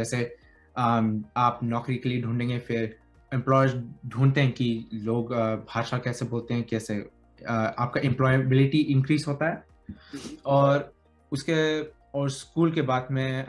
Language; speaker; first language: Hindi; early bilingual, heritage; Hindi